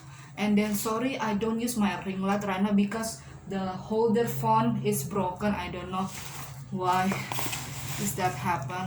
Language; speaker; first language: English; non-native, learner; Indonesian